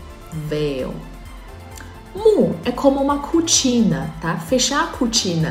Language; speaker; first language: Portuguese; non-native, fluent; Chinese